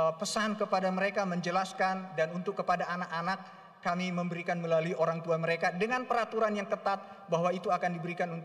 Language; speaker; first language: Indonesian; non-native, local second language; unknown